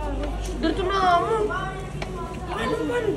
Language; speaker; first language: Filipino; non-native, local second language; Waray